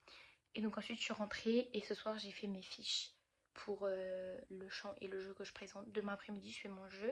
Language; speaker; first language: French; native; French